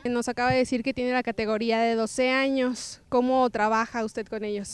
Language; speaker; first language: Spanish; native; Spanish